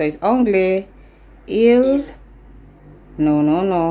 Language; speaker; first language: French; non-native, learner; English